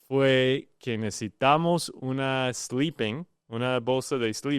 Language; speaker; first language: Spanish; non-native, learner; English